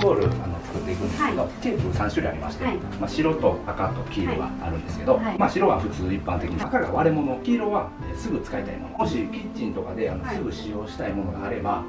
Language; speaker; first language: Japanese; native; Japanese